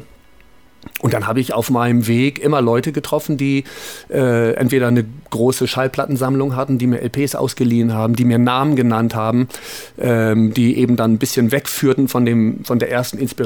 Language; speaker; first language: German; native; German